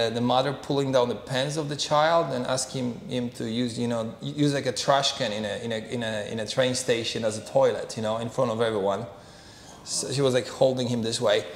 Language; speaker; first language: English; non-native, fluent; Polish